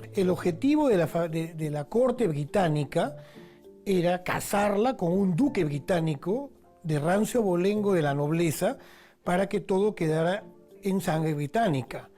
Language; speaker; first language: Spanish; native; Spanish